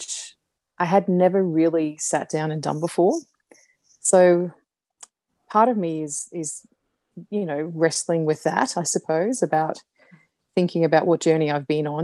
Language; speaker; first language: English; native; English